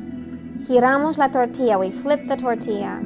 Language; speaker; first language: Spanish; non-native, fluent; English